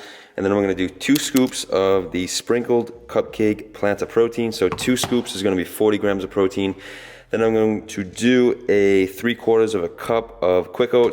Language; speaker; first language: English; native; English